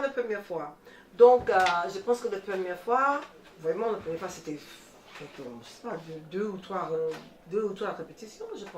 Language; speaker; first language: French; non-native, fluent; English